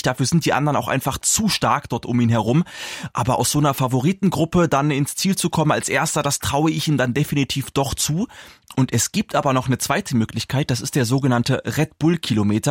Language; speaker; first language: German; native; German